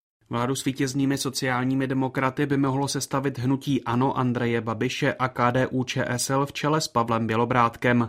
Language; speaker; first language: Czech; native; Czech